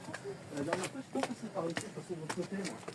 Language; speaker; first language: French; native; French